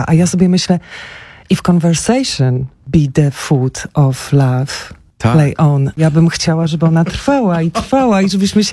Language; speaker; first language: Polish; native; Polish